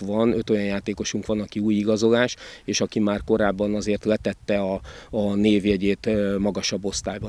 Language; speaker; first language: Hungarian; native; Hungarian